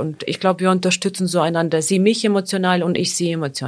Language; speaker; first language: German; non-native, fluent; Ukrainian